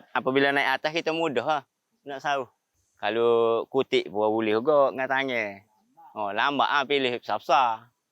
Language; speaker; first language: Malay; native; Malay